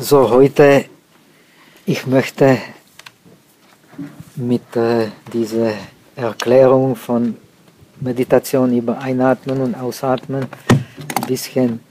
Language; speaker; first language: German; non-native, fluent; Czech